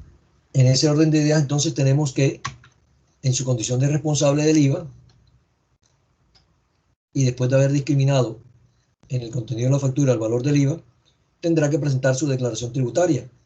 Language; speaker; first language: Spanish; native; Spanish